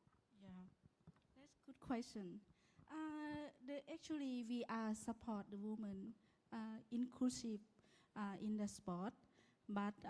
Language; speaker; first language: English; non-native, learner; Lao